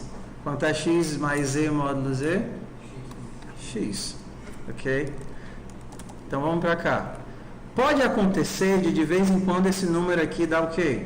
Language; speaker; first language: Portuguese; native; Portuguese